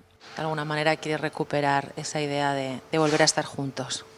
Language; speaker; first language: Spanish; native; Spanish